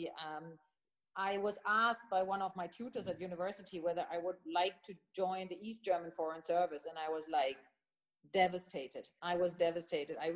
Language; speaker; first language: English; non-native, fluent; German